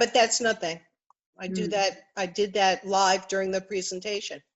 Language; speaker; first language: English; native; English